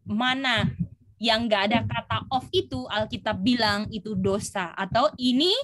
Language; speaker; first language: Indonesian; native; Indonesian